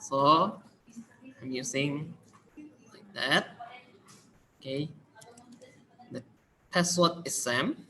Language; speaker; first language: English; non-native, learner; Indonesian